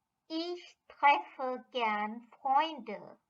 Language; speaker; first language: German; non-native, fluent; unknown